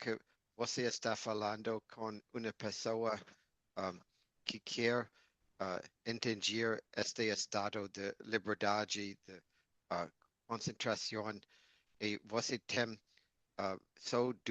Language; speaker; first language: Portuguese; non-native, learner; English